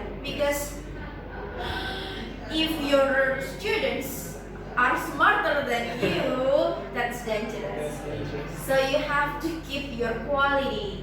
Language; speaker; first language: English; non-native, fluent; Indonesian